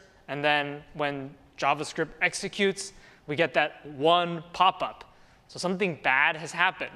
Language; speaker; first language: English; native; English